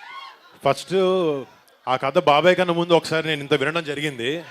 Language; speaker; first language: Telugu; native; Telugu